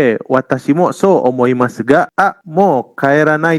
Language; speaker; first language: Japanese; non-native, fluent; Indonesian